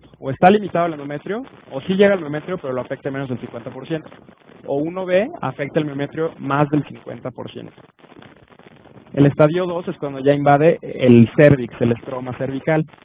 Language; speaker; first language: Spanish; native; Spanish